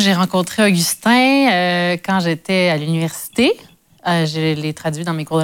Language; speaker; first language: French; native; French